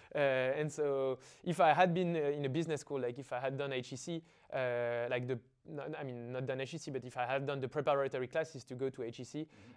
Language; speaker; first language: English; non-native, fluent; French